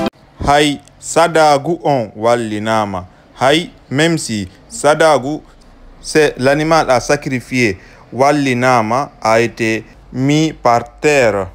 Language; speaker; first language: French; non-native, local second language; Fula